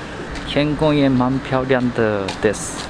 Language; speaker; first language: Chinese; non-native, learner; Japanese